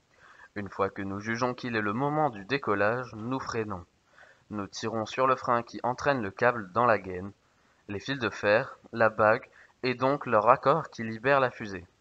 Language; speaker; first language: French; native; French